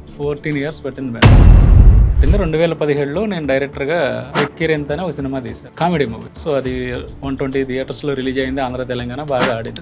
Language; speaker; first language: Telugu; native; Telugu